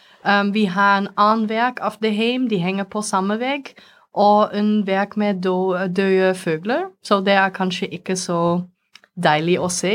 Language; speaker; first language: Swedish; non-native, fluent; Dutch